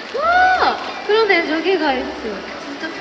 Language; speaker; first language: Korean; non-native, fluent; Japanese